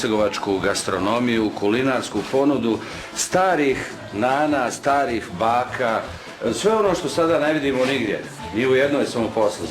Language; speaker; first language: Bosnian; native; Bosnian